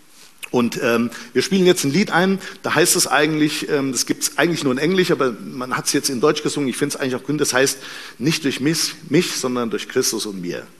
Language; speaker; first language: German; native; German